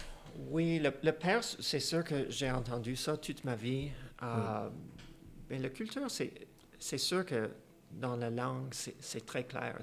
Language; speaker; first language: French; non-native, fluent; Persian